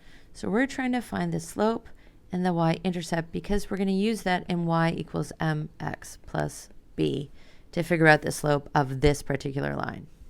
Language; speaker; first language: English; native; English